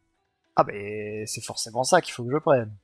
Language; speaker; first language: French; native; French